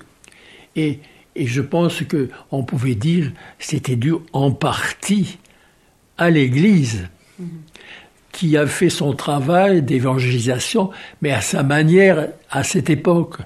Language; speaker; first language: French; native; French